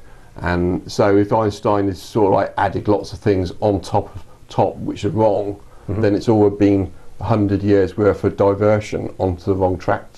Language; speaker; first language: English; native; English